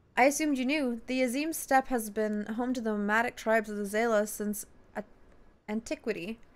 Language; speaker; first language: English; native; English